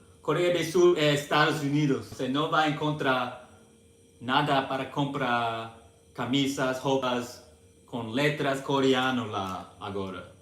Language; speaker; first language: Portuguese; non-native, learner; English